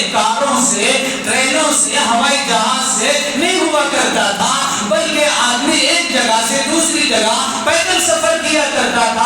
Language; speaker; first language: Urdu; native; Urdu